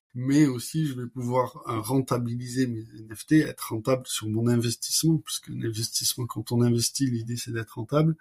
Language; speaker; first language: French; native; French